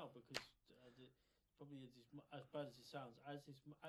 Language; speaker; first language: English; native; English